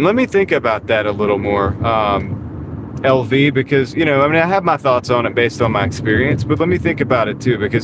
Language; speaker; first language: English; native; English